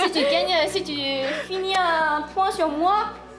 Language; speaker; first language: French; non-native, learner; Chinese